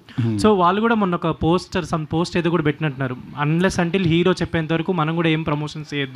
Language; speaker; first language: Telugu; native; Telugu